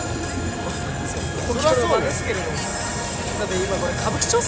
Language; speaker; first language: Japanese; native; Japanese